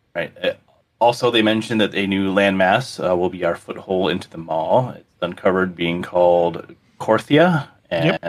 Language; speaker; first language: English; native; English